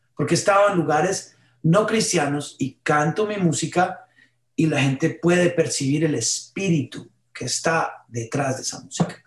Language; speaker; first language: Spanish; early bilingual, heritage; Spanish